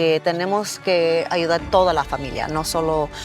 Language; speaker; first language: Spanish; non-native, fluent; English